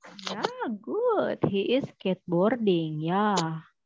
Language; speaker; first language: English; non-native, fluent; Indonesian